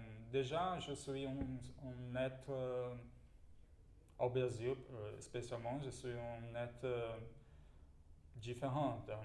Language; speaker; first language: French; non-native, fluent; Portuguese